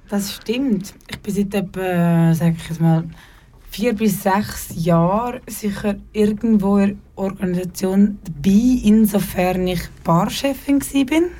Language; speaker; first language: German; native; German